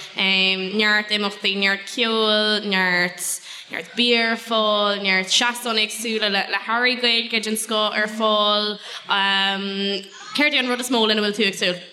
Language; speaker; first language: Irish; non-native, local second language; English